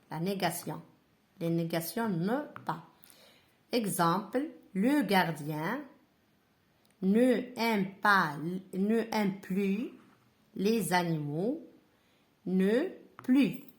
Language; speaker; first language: French; non-native, local second language; Arabic